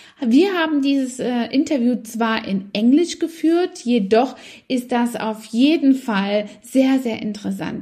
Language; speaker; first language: German; native; German